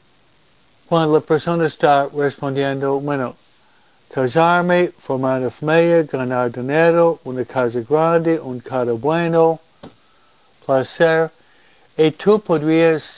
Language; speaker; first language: Spanish; non-native, fluent; English